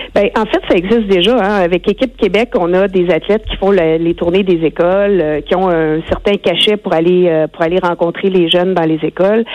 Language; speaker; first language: French; native; French